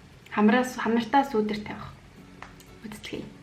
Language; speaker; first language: Mongolian; native; Mongolian